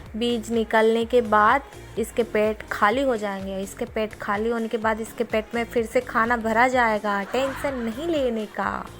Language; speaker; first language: Hindi; non-native, local second language; Odia